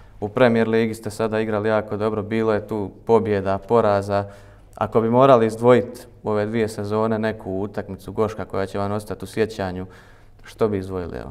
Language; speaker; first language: Croatian; native; Croatian